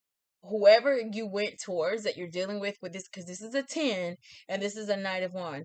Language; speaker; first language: English; native; English